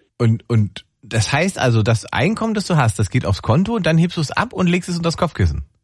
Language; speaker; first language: German; native; German